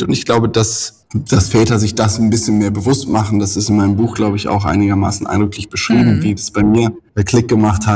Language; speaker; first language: German; native; German